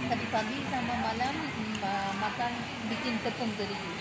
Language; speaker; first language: Indonesian; non-native, learner; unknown